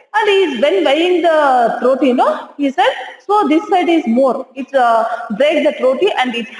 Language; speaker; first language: English; non-native, local second language; Hindi